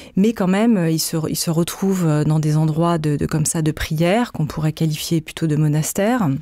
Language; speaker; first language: French; native; French